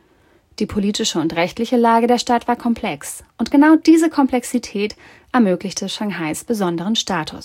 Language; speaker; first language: German; native; German